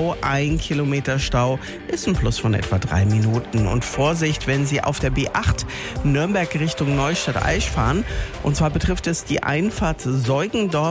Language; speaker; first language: German; native; German